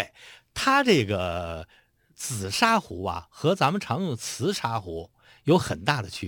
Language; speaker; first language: Chinese; native; Chinese